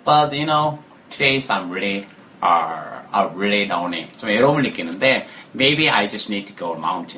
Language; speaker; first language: English; non-native, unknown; Korean